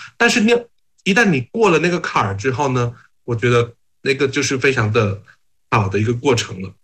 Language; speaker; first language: Chinese; non-native, fluent; Thai